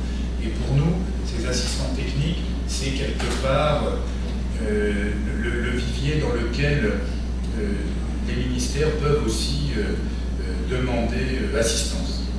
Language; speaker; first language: French; native; French